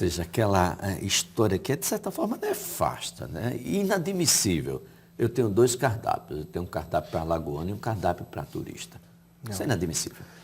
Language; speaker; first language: Portuguese; native; Portuguese